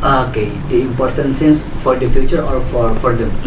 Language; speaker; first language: English; non-native, learner; Indonesian